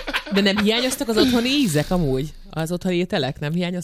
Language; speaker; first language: Hungarian; native; Hungarian